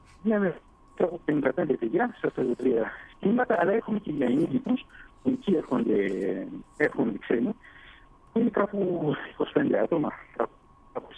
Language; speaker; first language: Greek; early bilingual, heritage; Greek